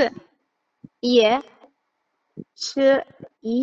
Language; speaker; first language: Chinese; non-native, learner; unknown